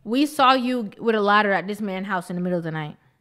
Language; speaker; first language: English; native; English